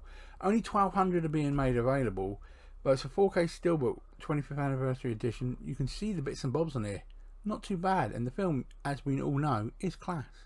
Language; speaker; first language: English; native; English